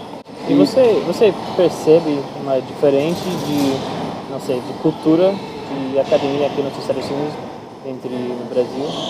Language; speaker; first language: Portuguese; non-native, learner; English